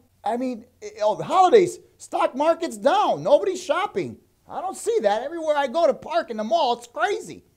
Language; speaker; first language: English; native; English